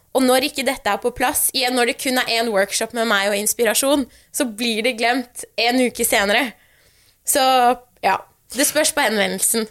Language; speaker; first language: Norwegian; early bilingual, other home language; Persian